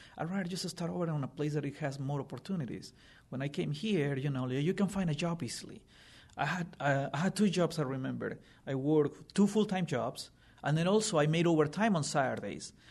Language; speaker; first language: English; non-native, fluent; Spanish